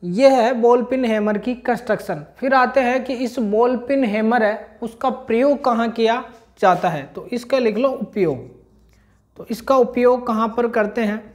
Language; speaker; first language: Hindi; native; Hindi